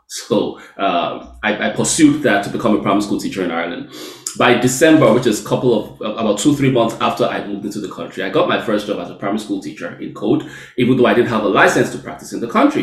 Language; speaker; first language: English; non-native, local second language; Yoruba